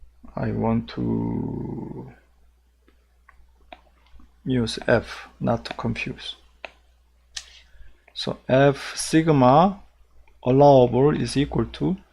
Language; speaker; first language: English; non-native, fluent; Korean